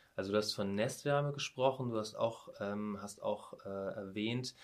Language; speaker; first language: German; native; German